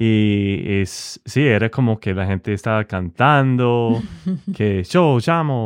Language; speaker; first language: Spanish; non-native, fluent; English